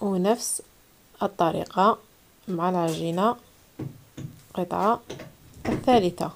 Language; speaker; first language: Arabic; native; Arabic